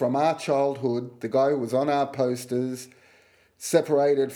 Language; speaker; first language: English; native; English